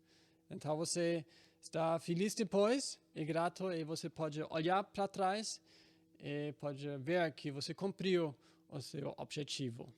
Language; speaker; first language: Portuguese; non-native, fluent; German